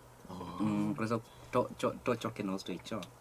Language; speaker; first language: Korean; non-native, fluent; English